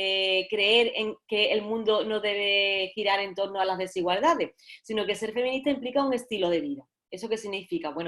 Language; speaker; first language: Spanish; native; Spanish